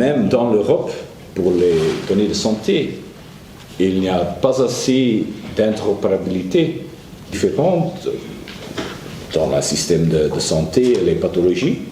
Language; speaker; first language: French; non-native, learner; Dutch